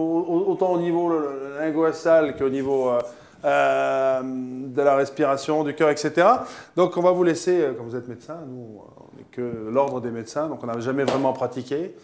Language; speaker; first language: French; native; French